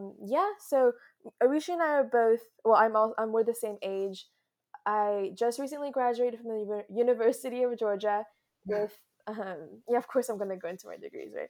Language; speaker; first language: English; early bilingual, other home language; French